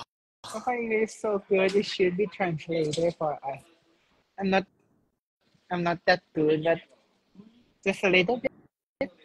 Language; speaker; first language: English; non-native, learner; Thai